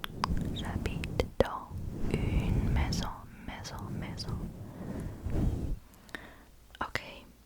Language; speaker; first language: French; non-native, learner; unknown